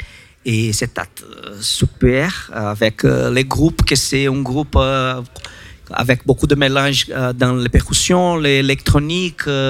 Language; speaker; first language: French; non-native, learner; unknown